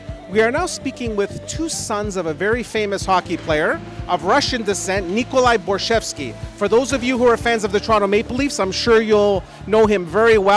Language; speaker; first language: English; early bilingual, other home language; Macedonian